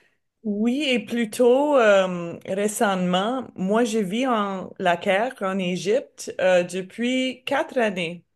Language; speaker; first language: French; non-native, learner; English